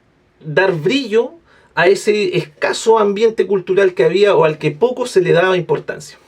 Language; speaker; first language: Spanish; native; Spanish